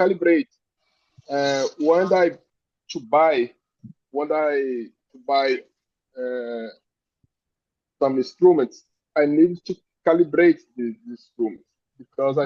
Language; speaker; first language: English; non-native, learner; Portuguese